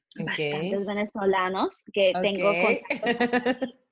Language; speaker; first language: Spanish; early bilingual, heritage; Spanish